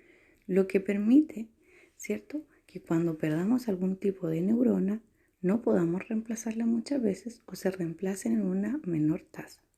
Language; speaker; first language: Spanish; native; Spanish